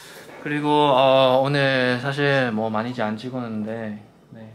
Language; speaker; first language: Korean; non-native, fluent; Chinese